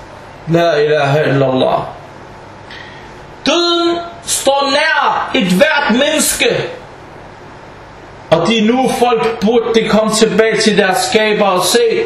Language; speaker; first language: Danish; non-native, fluent; Arabic